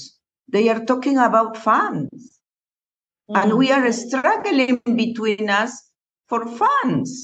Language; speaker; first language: English; non-native, learner; Spanish